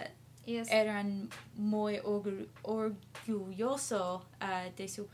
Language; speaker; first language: Spanish; non-native, learner; English